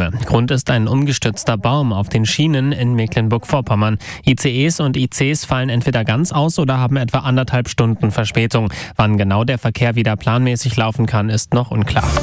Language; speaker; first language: German; native; German